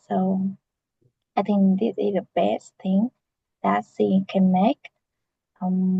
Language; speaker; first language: English; non-native, learner; Vietnamese